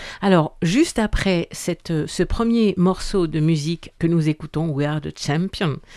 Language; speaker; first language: French; native; French